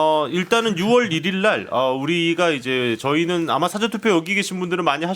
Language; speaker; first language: Korean; native; Korean